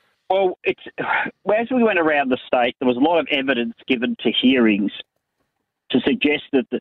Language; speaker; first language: English; native; English